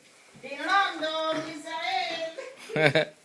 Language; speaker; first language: English; non-native, learner; Romanian